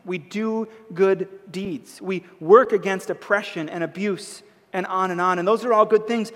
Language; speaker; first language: English; native; English